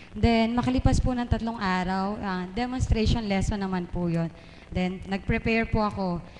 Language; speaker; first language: Filipino; native; Filipino